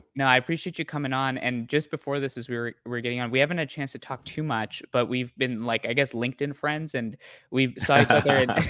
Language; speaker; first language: English; native; English